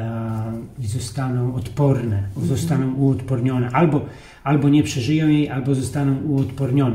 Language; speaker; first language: Polish; native; Polish